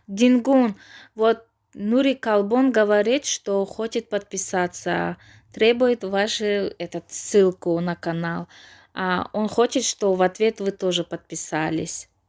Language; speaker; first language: Russian; non-native, local second language; Tajik